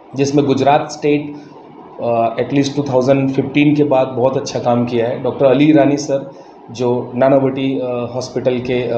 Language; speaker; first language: Hindi; non-native, local second language; Gujarati